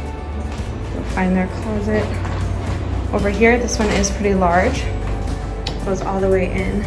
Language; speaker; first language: English; native; English